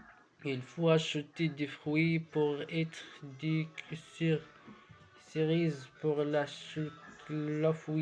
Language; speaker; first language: French; non-native, learner; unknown